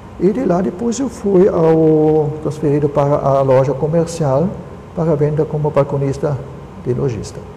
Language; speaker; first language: Portuguese; non-native, local second language; German